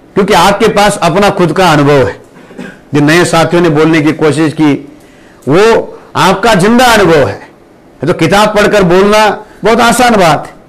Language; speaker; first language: Hindi; non-native, local second language; Marathi